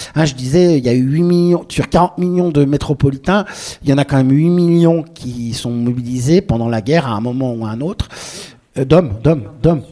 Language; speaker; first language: French; native; French